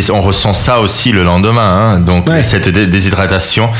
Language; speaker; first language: French; early bilingual, other home language; Spanish